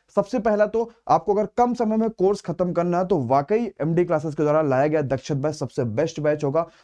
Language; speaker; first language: Hindi; native; Hindi